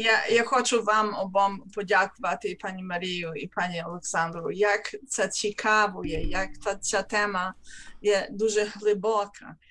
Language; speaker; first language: Ukrainian; early bilingual, heritage; Ukrainian